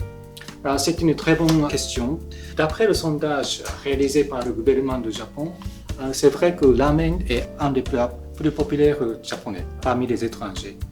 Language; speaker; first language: French; non-native, fluent; Japanese